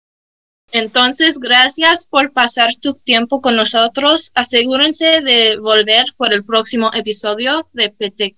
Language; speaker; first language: Spanish; early bilingual, heritage; Spanish